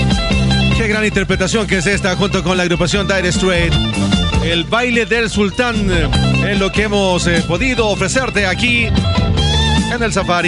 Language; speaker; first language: Spanish; native; Spanish